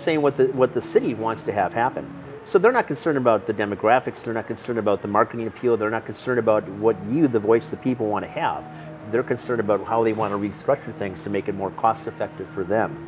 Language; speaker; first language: English; native; English